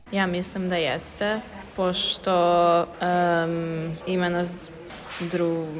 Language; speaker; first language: Serbian; non-native, local second language; Hungarian